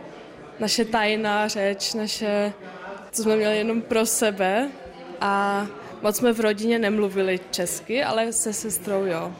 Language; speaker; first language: Czech; non-native, local second language; German